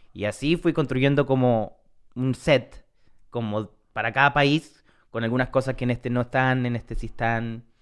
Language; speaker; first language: Spanish; native; Spanish